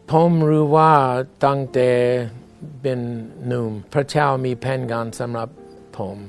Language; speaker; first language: Thai; non-native, learner; English